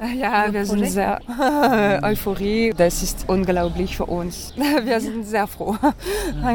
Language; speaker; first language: German; non-native, learner; French